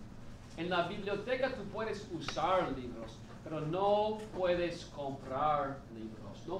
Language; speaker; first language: Spanish; non-native, fluent; English